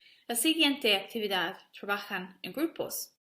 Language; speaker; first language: Spanish; non-native, learner; English